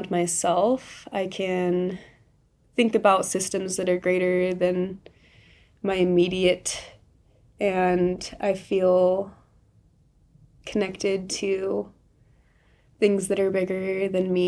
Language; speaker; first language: English; native; English